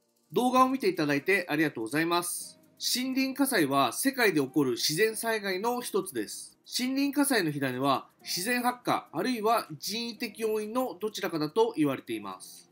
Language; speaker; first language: Japanese; native; Japanese